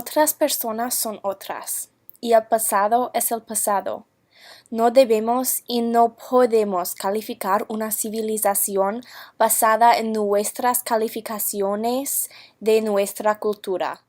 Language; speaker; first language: Spanish; non-native, learner; English